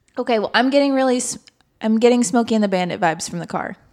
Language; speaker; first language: English; native; English